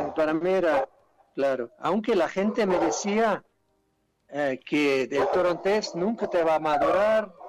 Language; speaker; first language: Spanish; non-native, fluent; German